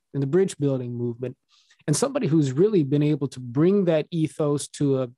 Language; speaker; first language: English; native; English